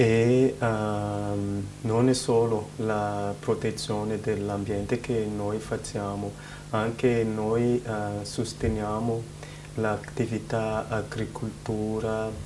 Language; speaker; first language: Italian; non-native, learner; Malagasy